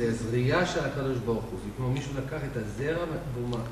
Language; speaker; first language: Hebrew; non-native, learner; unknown